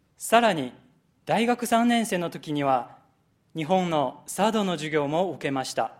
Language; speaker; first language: Japanese; non-native, fluent; Chinese